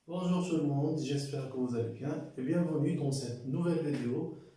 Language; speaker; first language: French; non-native, local second language; Arabic